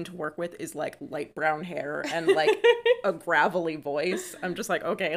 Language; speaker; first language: English; native; English